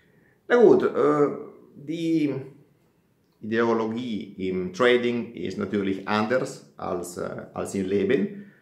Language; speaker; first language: German; non-native, fluent; Italian